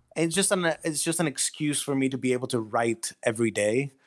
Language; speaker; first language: English; non-native, fluent; Greek